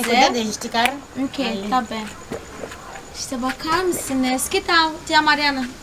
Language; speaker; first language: Turkish; non-native, fluent; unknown